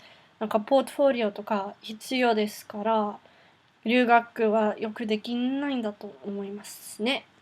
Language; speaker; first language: Japanese; non-native, learner; Afrikaans